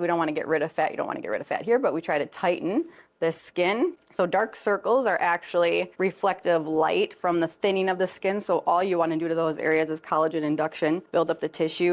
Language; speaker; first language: English; native; English